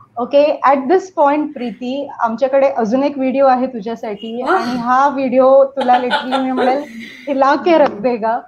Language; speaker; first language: Marathi; native; Marathi